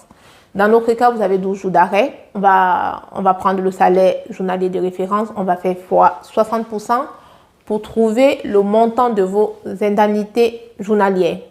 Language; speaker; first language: French; native; French